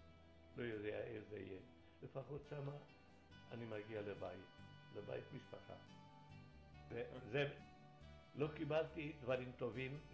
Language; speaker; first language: Hebrew; non-native, fluent; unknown